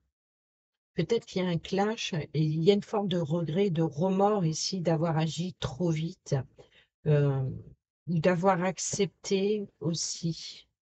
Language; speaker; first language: French; native; French